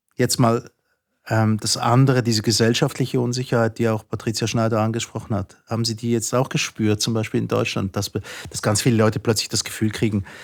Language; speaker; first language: German; native; German